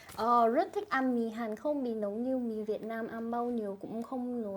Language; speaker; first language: Vietnamese; non-native, fluent; Korean